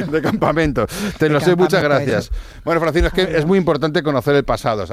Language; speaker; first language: Spanish; native; Spanish